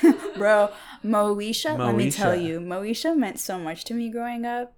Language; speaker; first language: English; early bilingual, other home language; Tigrinya